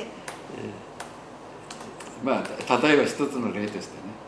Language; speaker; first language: Japanese; native; Japanese